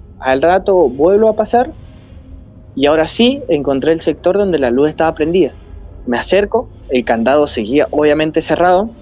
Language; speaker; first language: Spanish; native; Spanish